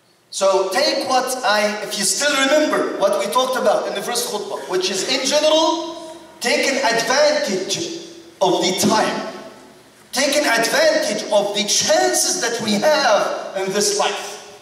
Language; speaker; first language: English; non-native, fluent; Arabic